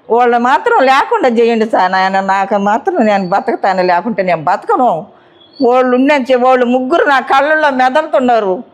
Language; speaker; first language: Telugu; native; Telugu